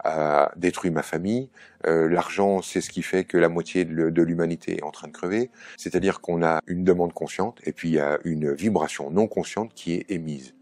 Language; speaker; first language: French; native; French